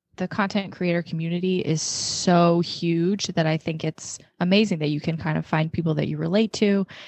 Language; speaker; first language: English; native; English